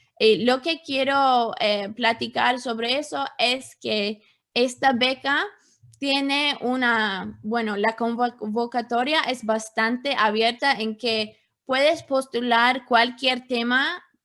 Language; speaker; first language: Spanish; non-native, fluent; English